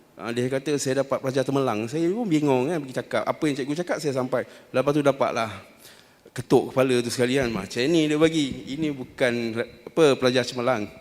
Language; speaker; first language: Malay; native; Malay